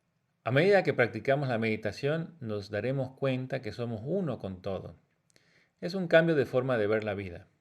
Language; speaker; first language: Spanish; native; Spanish